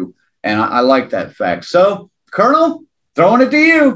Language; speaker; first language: English; native; English